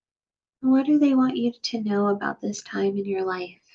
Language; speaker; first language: English; native; English